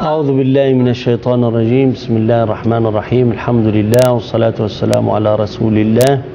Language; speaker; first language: Arabic; native; Arabic